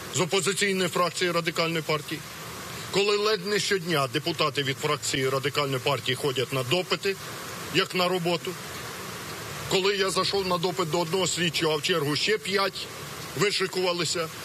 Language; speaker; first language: Ukrainian; native; Ukrainian